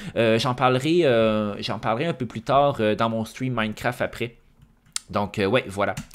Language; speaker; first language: French; native; French